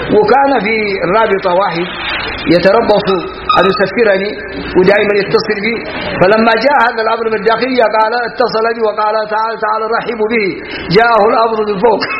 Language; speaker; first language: Arabic; non-native, fluent; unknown